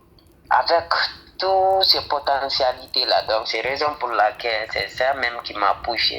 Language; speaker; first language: French; non-native, fluent; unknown